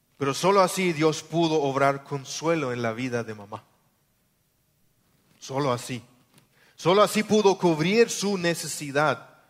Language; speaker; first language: Spanish; non-native, local second language; German